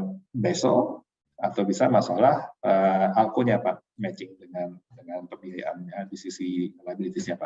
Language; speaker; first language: Indonesian; native; Indonesian